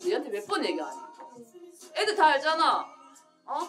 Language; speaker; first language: Korean; native; Korean